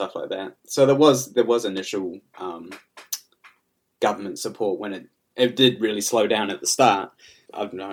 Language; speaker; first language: English; native; English